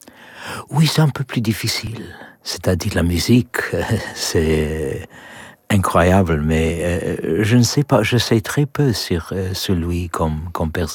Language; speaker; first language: French; non-native, learner; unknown